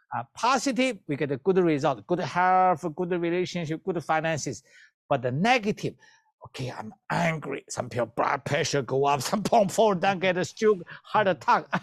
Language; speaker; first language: English; non-native, learner; Chinese